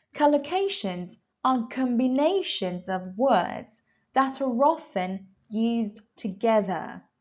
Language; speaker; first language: English; non-native, fluent; Persian